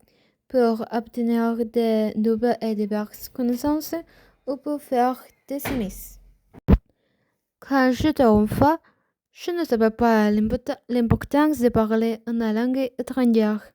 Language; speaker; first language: French; non-native, learner; Spanish